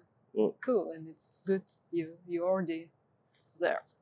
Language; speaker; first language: English; non-native, fluent; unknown